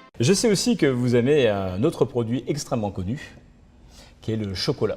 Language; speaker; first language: French; native; French